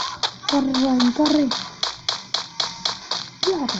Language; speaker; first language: Spanish; native; Spanish